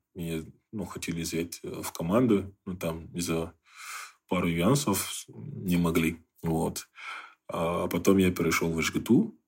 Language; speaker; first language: Russian; non-native, fluent; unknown